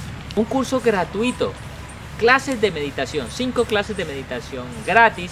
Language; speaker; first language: Spanish; native; Spanish